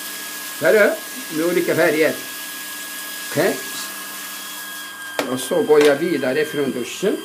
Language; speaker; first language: Swedish; non-native, fluent; Arabic